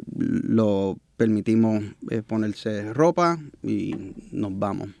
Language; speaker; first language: Spanish; early bilingual, heritage; Spanish